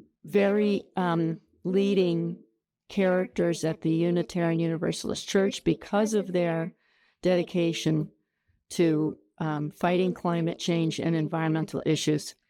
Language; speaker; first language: English; native; English